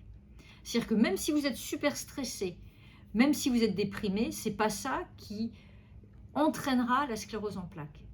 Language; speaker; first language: French; native; French